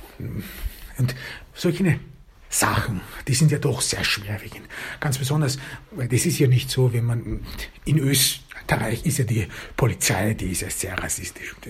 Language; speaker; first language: German; early bilingual, other home language; Turkish